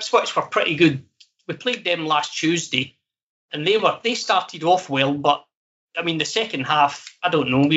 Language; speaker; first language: English; native; English